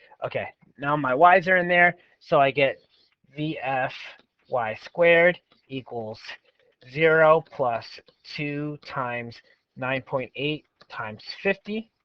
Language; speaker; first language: English; native; English